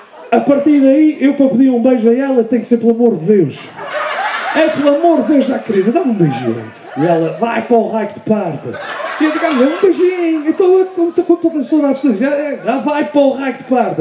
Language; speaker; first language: Portuguese; early bilingual, heritage; Portuguese